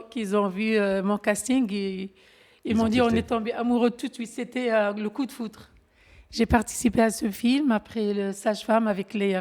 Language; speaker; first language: French; non-native, local second language; Arabic